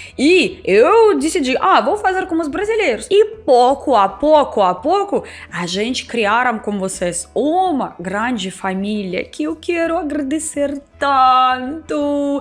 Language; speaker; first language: Portuguese; non-native, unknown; Russian